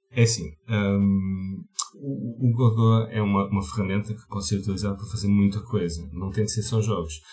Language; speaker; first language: Portuguese; native; Portuguese